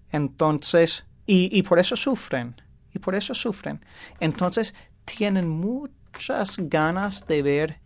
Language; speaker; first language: Spanish; non-native, fluent; English